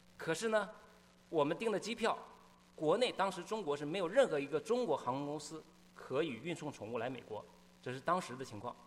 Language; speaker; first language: Chinese; native; Chinese